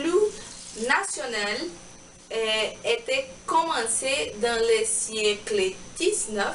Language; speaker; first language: French; non-native, learner; Portuguese